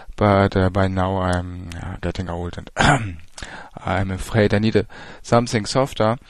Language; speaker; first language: English; non-native, fluent; German